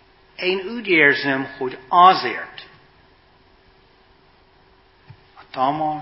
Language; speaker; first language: Hungarian; non-native, fluent; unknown